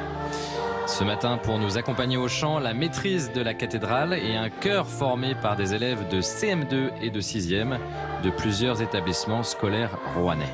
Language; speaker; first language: French; native; French